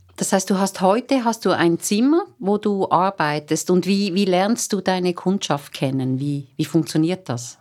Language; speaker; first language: German; native; German